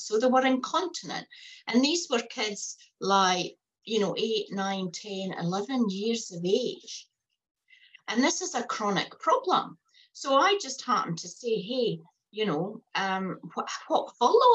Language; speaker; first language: English; native; English